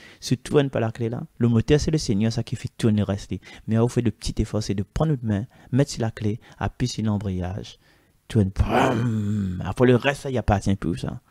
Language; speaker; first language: French; non-native, local second language; Malagasy